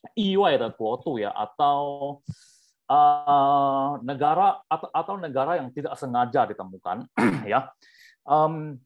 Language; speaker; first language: Indonesian; native; Indonesian